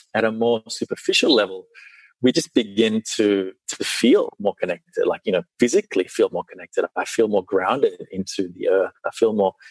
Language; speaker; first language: English; early bilingual, other home language; Sinhala